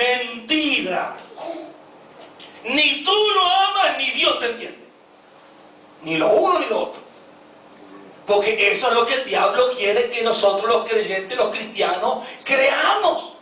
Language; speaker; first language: Spanish; native; Spanish